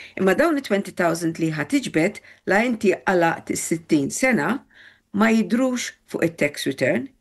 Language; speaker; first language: Maltese; early bilingual, heritage; Maltese